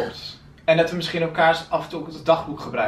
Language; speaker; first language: Dutch; native; Dutch